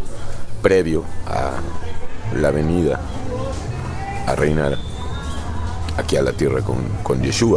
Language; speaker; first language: Spanish; native; Spanish